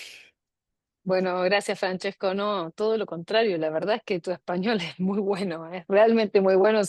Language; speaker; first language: Spanish; native; Spanish